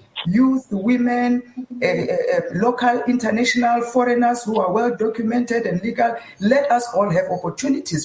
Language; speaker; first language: English; non-native, local second language; Tsonga